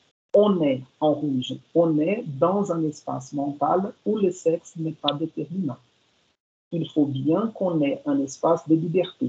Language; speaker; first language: French; non-native, fluent; Portuguese